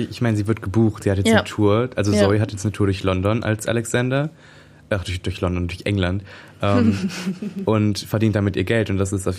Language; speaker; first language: German; native; German